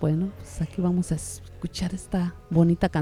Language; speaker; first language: Spanish; native; Spanish